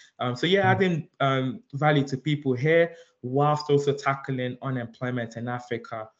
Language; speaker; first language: English; early bilingual, other home language; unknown